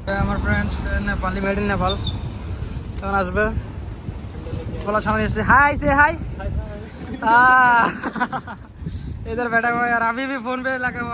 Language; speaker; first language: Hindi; non-native, learner; Bangla